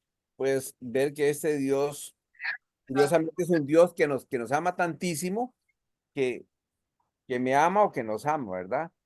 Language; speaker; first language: Spanish; native; Spanish